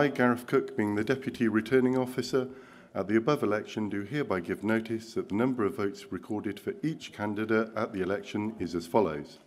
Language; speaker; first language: English; native; English